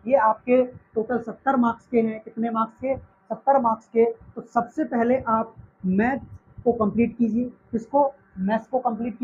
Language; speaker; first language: Hindi; native; Hindi